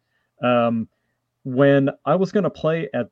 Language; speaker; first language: English; non-native, fluent; French